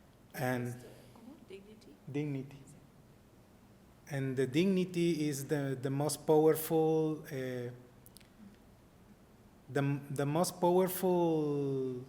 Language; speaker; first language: English; non-native, learner; Spanish